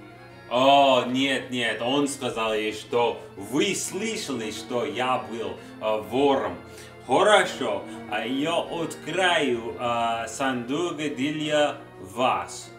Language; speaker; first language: Russian; non-native, learner; English